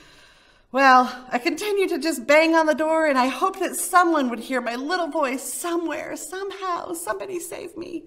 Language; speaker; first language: English; native; English